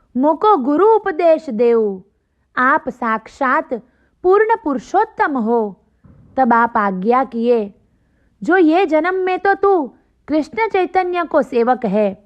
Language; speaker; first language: Hindi; non-native, local second language; Gujarati